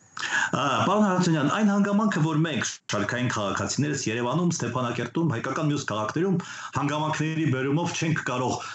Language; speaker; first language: Armenian; native; Armenian